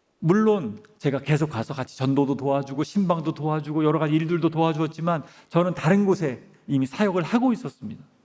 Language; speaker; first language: Korean; native; Korean